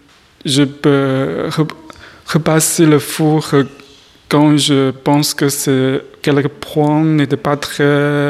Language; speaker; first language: French; non-native, learner; Chinese